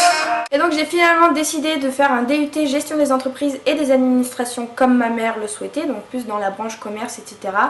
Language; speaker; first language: French; native; French